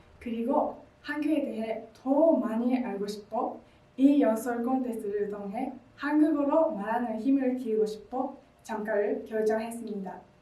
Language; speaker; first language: Korean; non-native, learner; Japanese